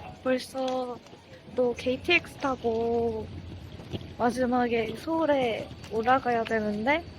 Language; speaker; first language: Korean; non-native, fluent; Japanese